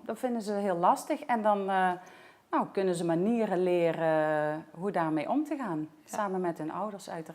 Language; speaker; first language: Dutch; native; Dutch